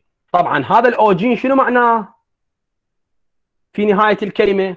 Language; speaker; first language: Arabic; native; Arabic